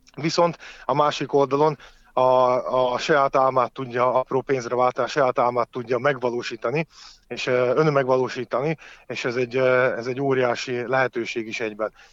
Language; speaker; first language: Hungarian; native; Hungarian